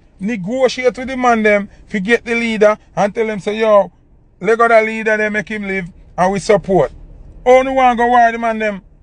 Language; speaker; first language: English; non-native, local second language; Jamaican Creole English